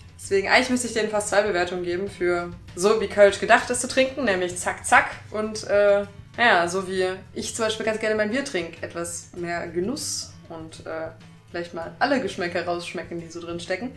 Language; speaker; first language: German; native; German